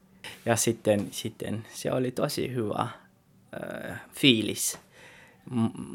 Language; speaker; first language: Finnish; non-native, learner; Tswana